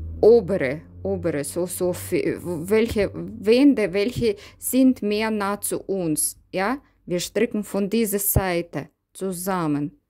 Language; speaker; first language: German; non-native, learner; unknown